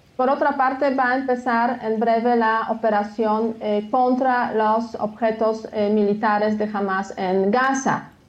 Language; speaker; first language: Spanish; non-native, fluent; Polish